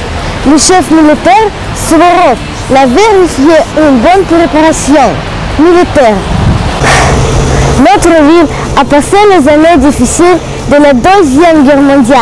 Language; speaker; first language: French; non-native, learner; Russian